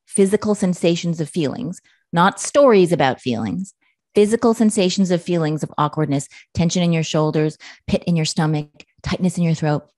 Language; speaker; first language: English; native; English